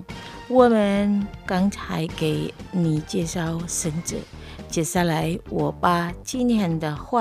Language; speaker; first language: Chinese; early bilingual, heritage; Chinese